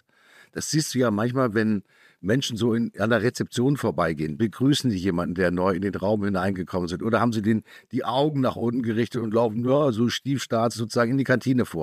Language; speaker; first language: German; native; German